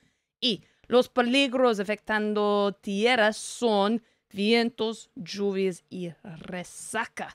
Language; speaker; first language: Spanish; non-native, learner; English